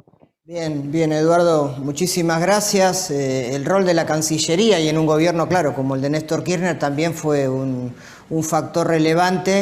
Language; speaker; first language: Spanish; native; Spanish